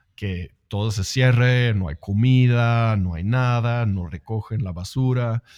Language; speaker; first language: Spanish; non-native, fluent; Swedish